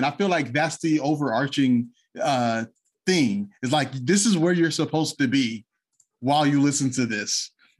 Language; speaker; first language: English; native; English